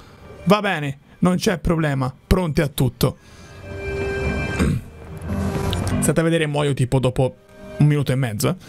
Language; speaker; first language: Italian; native; Italian